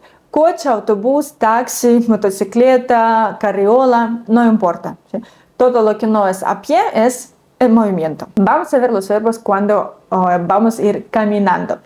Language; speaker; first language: Spanish; non-native, fluent; Russian